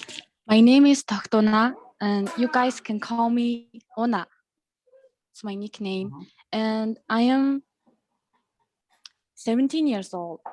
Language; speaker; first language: English; non-native, learner; Mongolian